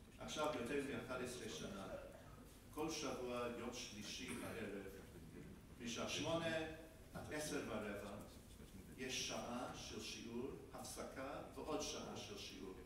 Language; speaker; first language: Hebrew; non-native, fluent; English